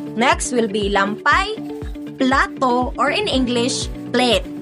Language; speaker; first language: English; non-native, local second language; Cebuano